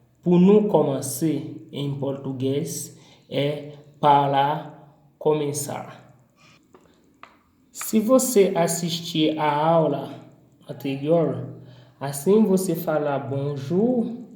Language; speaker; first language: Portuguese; non-native, learner; Haitian Creole